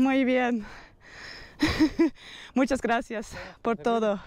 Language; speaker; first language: Spanish; non-native, learner; Dutch